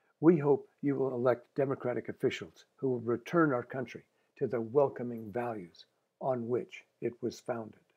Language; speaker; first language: English; native; English